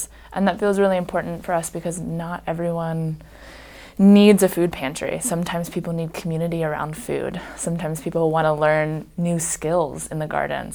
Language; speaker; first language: English; native; English